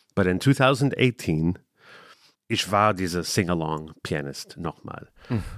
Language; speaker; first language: German; non-native, learner; English